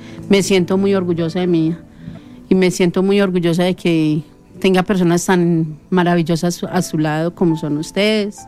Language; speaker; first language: Spanish; native; Spanish